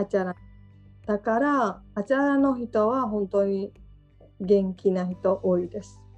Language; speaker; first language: Japanese; non-native, learner; Georgian